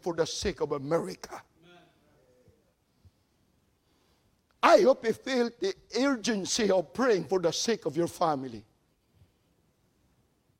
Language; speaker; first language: English; non-native, local second language; Cebuano